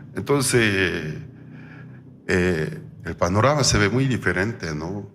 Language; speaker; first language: Spanish; non-native, fluent; Korean